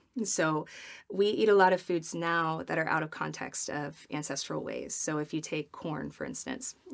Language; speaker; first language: English; native; English